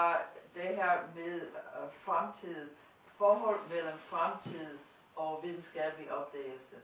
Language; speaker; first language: Danish; non-native, fluent; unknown